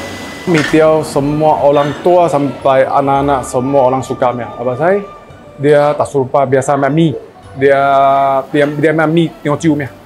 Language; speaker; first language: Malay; non-native, local second language; Chinese